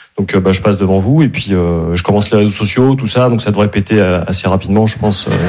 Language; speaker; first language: French; native; French